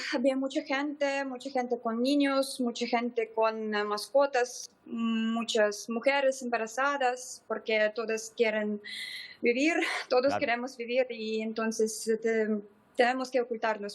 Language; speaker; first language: Spanish; non-native, fluent; Ukrainian